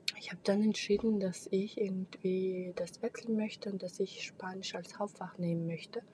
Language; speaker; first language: German; non-native, fluent; Russian